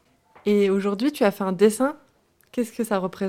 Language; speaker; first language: French; native; French